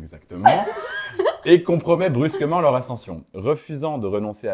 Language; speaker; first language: French; native; French